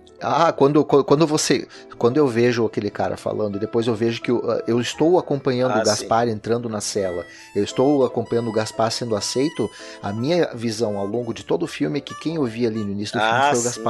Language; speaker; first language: Portuguese; native; Portuguese